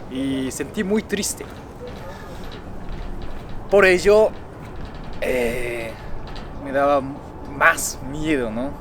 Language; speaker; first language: Spanish; non-native, fluent; Japanese